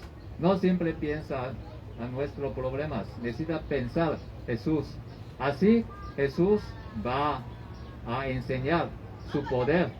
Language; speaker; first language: Spanish; non-native, learner; Chinese